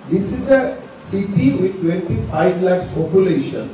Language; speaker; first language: English; non-native, local second language; Assamese